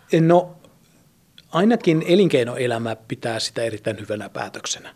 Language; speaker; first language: Finnish; early bilingual, heritage; German